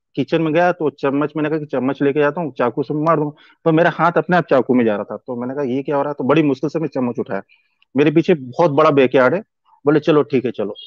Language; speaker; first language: Hindi; native; Hindi